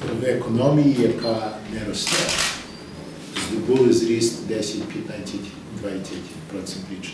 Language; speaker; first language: Ukrainian; early bilingual, heritage; English